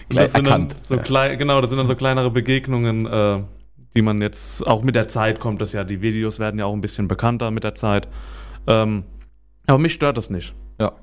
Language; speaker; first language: German; native; German